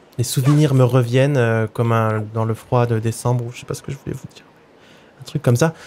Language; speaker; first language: French; native; French